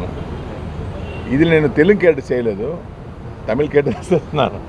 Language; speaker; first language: Telugu; non-native, local second language; Tamil